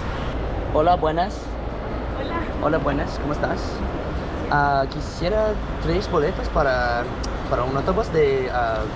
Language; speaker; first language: Spanish; non-native, learner; English